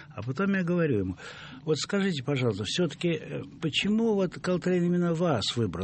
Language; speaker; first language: Russian; native; Russian